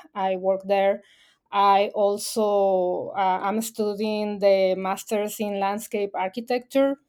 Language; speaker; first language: English; non-native, fluent; Spanish